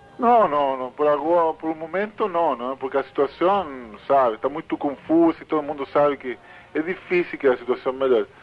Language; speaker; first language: Portuguese; non-native, fluent; Spanish